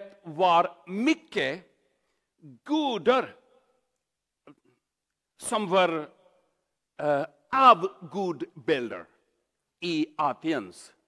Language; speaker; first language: Swedish; non-native, learner; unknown